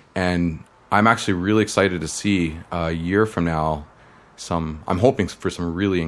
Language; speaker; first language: English; native; English